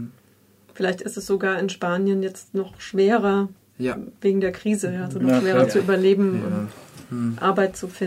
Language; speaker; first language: German; native; German